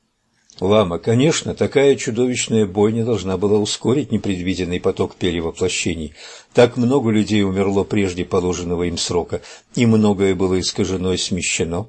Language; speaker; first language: Russian; native; Russian